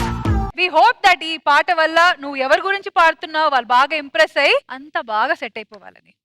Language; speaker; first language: Telugu; native; Telugu